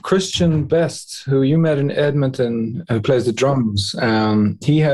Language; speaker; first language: English; native; English